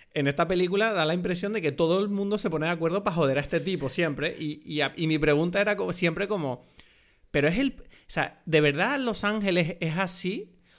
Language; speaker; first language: Spanish; native; Spanish